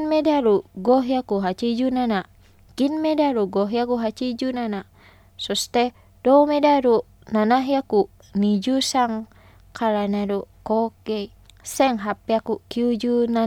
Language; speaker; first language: Japanese; non-native, fluent; Indonesian